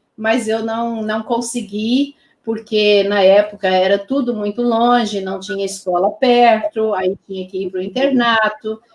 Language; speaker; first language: Portuguese; non-native, local second language; Low German